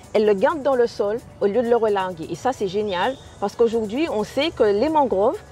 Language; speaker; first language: French; native; French